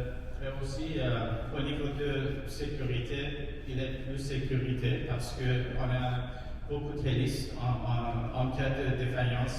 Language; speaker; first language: French; non-native, fluent; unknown